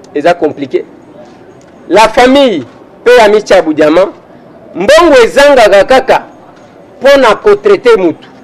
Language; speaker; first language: Lingala; native; Lingala